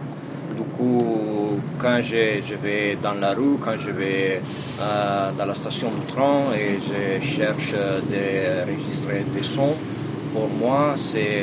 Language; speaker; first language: French; non-native, fluent; Italian